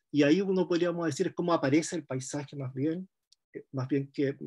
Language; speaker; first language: Spanish; native; Spanish